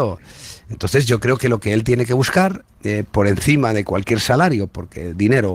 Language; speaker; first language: Spanish; native; Spanish